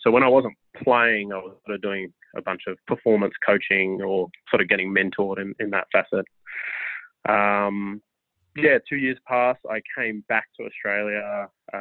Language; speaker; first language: English; native; English